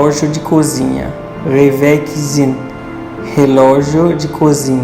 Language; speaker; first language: Portuguese; non-native, fluent; Haitian Creole